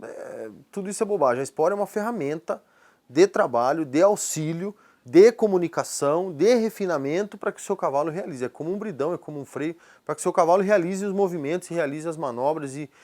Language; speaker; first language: Portuguese; native; Portuguese